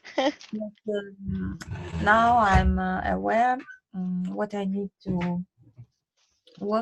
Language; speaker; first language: English; non-native, learner; Russian